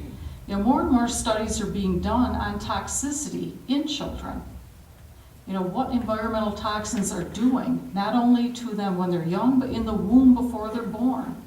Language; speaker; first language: English; native; English